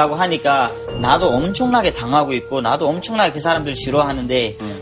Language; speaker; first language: Korean; non-native, fluent; Urdu